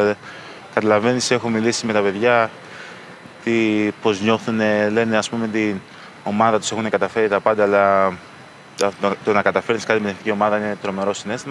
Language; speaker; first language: Greek; early bilingual, other home language; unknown